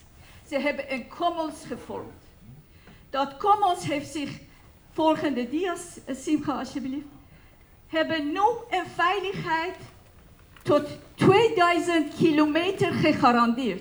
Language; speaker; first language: Dutch; non-native, fluent; Persian